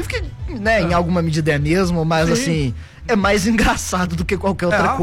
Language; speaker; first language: Portuguese; native; Portuguese